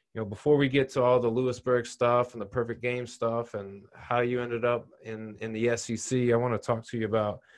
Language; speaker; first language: English; native; English